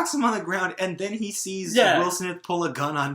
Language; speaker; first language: English; native; English